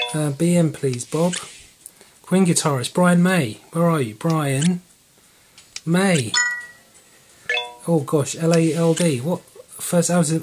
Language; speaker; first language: English; native; English